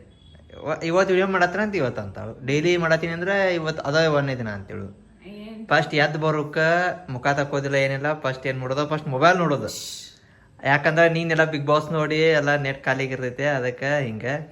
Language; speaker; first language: Kannada; native; Kannada